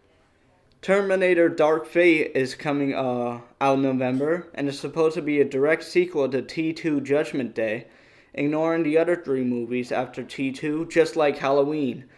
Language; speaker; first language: English; native; English